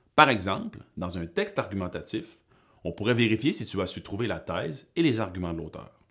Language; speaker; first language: French; native; French